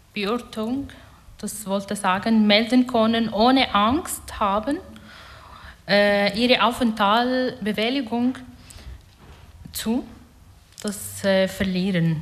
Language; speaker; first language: German; non-native, learner; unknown